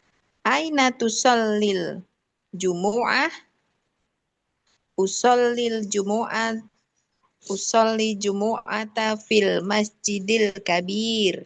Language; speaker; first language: Arabic; non-native, learner; Indonesian